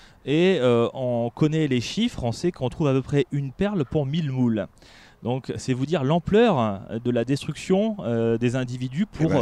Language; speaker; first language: French; native; French